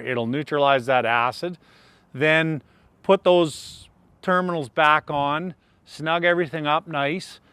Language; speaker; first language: English; native; English